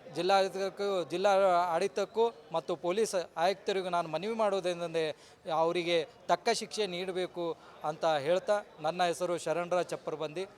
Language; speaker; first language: Kannada; native; Kannada